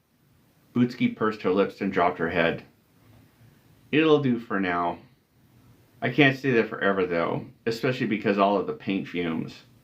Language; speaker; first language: English; native; English